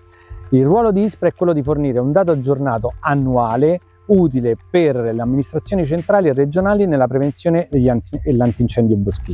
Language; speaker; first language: Italian; native; Italian